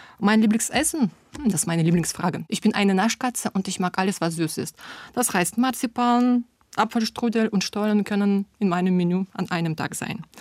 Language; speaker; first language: German; non-native, fluent; Russian